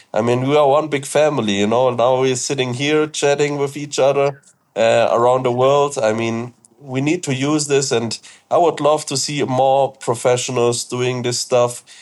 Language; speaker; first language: English; non-native, fluent; German